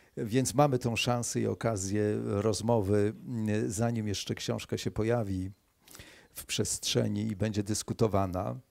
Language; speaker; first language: Polish; native; Polish